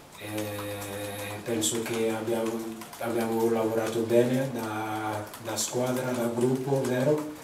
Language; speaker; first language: Italian; non-native, fluent; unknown